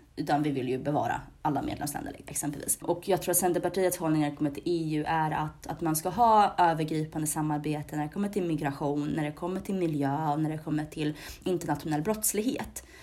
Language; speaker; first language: Swedish; early bilingual, other home language; Hungarian